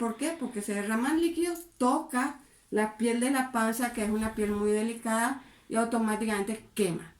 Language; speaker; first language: Spanish; native; Spanish